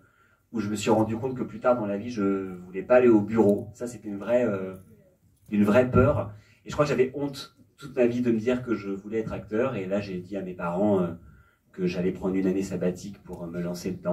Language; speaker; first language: French; native; French